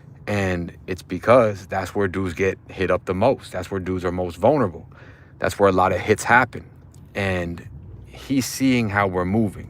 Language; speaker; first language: English; native; English